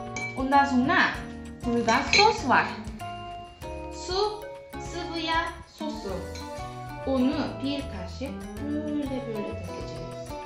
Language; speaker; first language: Turkish; non-native, fluent; Korean